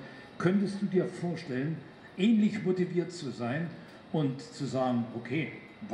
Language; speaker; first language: German; native; German